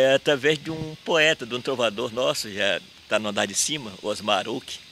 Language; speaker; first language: Portuguese; native; Portuguese